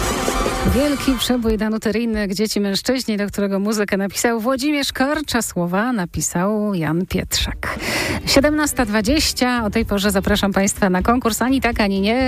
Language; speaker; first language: Polish; native; Polish